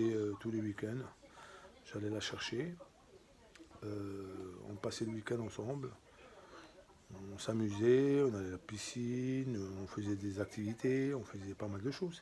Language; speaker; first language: French; native; French